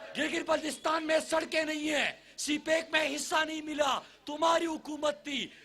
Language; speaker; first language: Urdu; non-native, local second language; Pashto